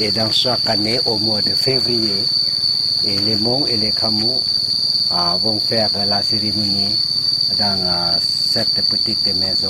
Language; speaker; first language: French; non-native, fluent; Lao